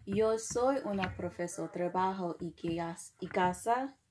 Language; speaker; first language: Spanish; non-native, learner; English